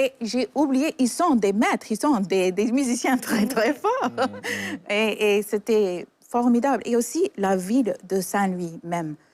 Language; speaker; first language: French; non-native, fluent; English